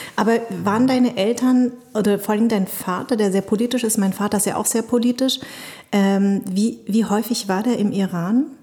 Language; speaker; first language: German; native; German